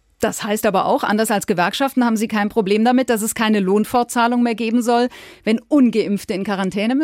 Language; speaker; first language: German; native; German